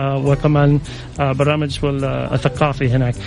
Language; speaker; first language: Arabic; non-native, learner; English